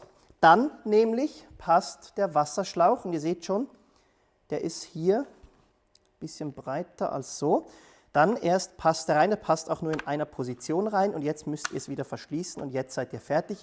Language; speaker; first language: German; native; German